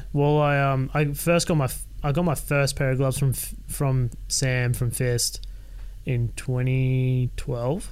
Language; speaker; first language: English; native; English